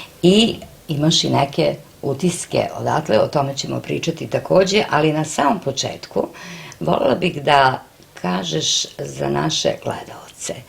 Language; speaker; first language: Bosnian; native; Bosnian